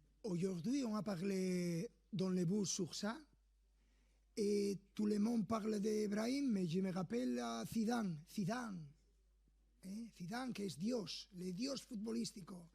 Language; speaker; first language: French; non-native, fluent; Spanish